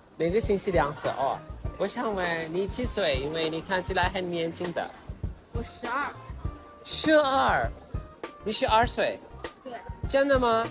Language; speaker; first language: Chinese; non-native, learner; Turkish